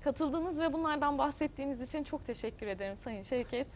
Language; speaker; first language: Turkish; native; Turkish